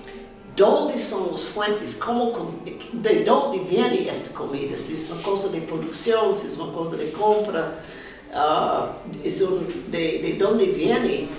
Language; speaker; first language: Spanish; non-native, fluent; Portuguese